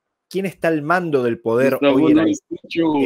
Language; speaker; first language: Spanish; native; Spanish